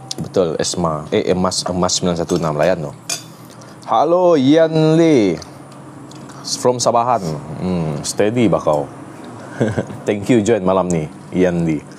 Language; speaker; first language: Malay; non-native, local second language; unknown